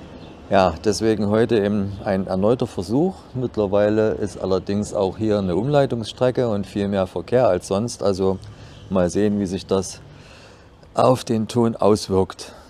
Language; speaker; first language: German; native; German